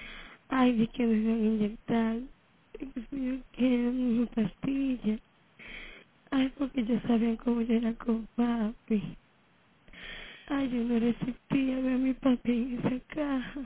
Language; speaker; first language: Spanish; native; Spanish